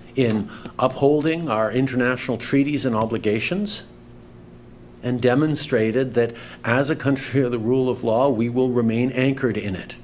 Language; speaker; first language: English; native; English